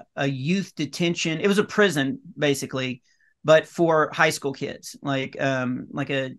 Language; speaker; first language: English; native; English